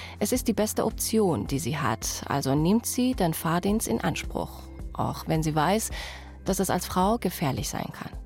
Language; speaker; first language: German; early bilingual, other home language; Persian